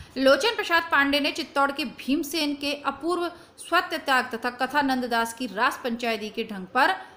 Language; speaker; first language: Hindi; native; Hindi